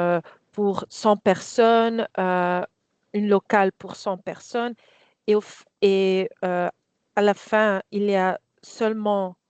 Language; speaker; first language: French; non-native, fluent; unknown